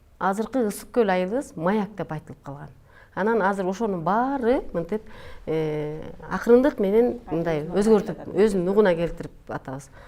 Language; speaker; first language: Kyrgyz; native; Kyrgyz